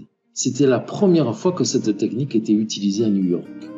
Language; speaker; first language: French; native; French